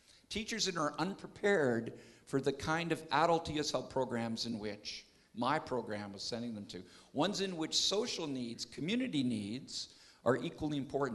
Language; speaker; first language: English; native; English